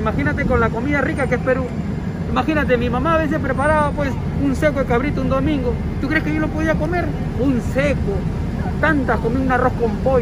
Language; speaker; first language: Spanish; native; Spanish